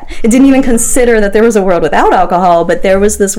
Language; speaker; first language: English; native; English